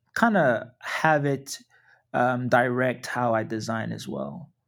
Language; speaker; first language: English; non-native, local second language; Yoruba